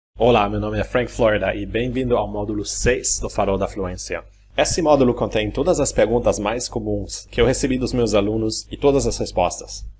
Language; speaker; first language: Portuguese; non-native, fluent; German